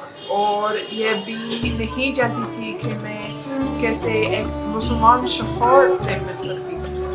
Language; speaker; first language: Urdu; non-native, learner; English